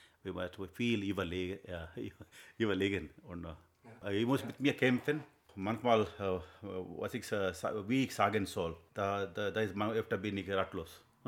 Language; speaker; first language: German; non-native, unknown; Kannada